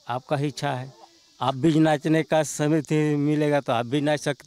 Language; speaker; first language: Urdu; non-native, local second language; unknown